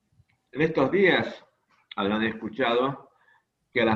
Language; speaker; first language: Spanish; native; Spanish